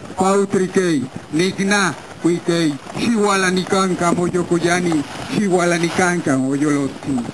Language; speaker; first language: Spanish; native; Spanish